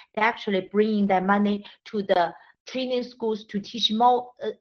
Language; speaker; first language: English; non-native, fluent; Chinese